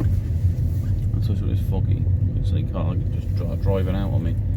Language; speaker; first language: English; native; English